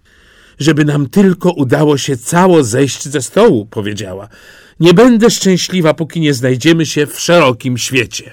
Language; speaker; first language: Polish; native; Polish